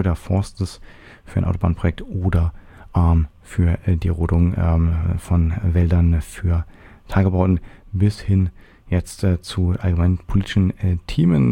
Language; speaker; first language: German; native; German